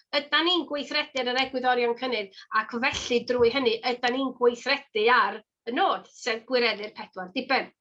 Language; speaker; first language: Welsh; native; Welsh